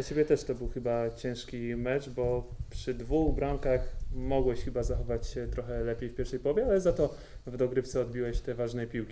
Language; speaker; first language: Polish; native; Polish